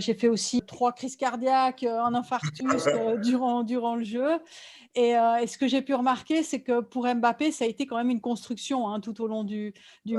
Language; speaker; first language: French; native; French